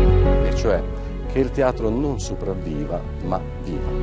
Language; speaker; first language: Italian; native; Italian